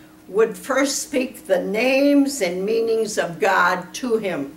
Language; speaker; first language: English; early bilingual, other home language; Ukrainian